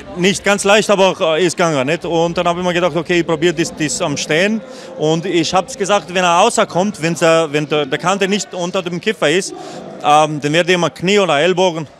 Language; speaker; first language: German; non-native, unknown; Albanian